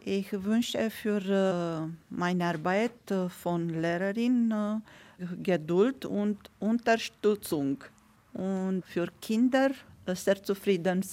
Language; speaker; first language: German; non-native, learner; Romanian